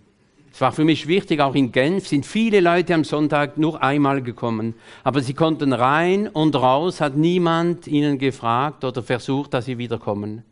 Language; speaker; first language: German; non-native, fluent; French